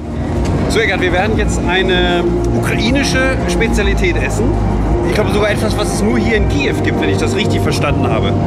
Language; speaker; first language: German; native; German